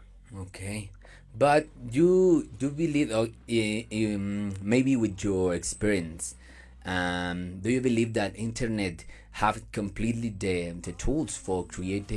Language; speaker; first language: English; non-native, learner; Spanish